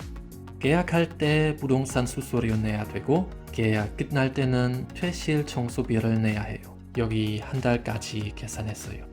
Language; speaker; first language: Korean; non-native, fluent; German